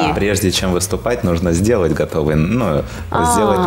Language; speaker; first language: Russian; native; Russian